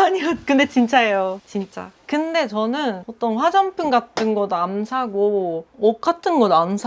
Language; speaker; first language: Korean; non-native, fluent; Japanese